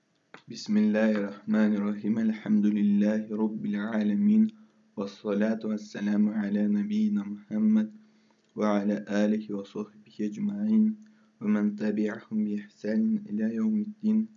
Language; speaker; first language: Arabic; non-native, fluent; Russian